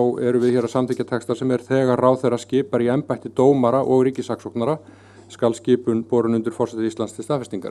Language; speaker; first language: Icelandic; native; Icelandic